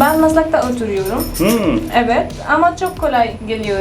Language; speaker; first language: Turkish; non-native, learner; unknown